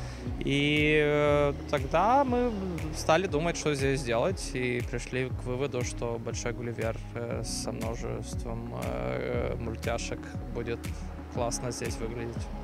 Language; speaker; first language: Russian; non-native, local second language; Romanian